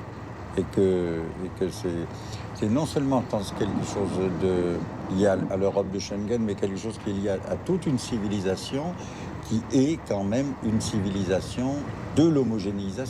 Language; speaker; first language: French; native; French